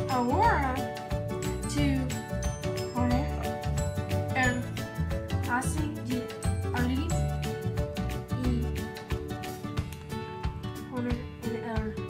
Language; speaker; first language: Spanish; non-native, learner; English